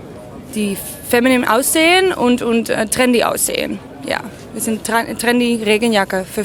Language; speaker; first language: German; non-native, learner; Dutch